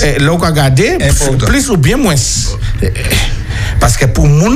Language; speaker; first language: French; native; French